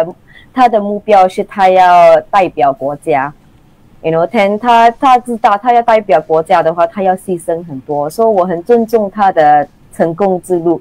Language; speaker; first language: Chinese; non-native, local second language; English